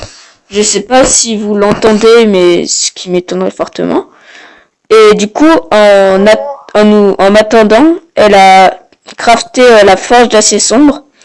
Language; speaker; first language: French; native; French